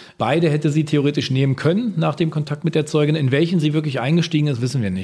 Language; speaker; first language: German; native; German